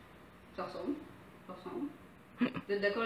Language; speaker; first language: French; native; French